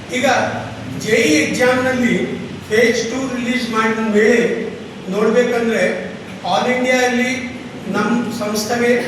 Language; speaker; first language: Kannada; non-native, learner; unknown